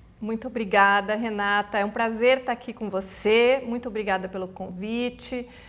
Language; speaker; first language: Portuguese; native; Portuguese